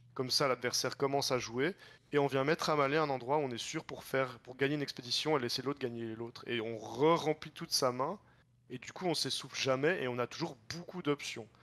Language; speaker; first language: French; native; French